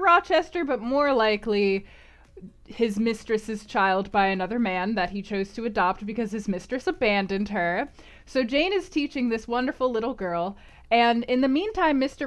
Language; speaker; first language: English; native; English